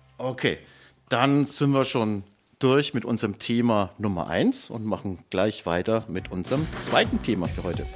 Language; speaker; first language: German; native; German